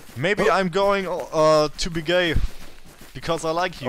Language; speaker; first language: English; non-native, learner; German